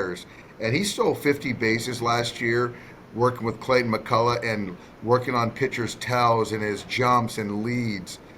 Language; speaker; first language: English; native; English